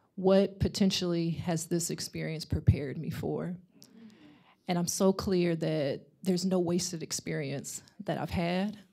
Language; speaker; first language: English; native; English